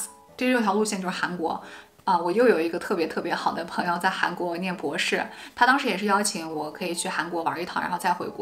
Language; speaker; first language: Chinese; native; Chinese